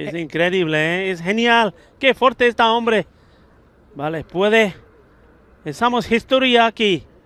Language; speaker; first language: Spanish; non-native, learner; Punjabi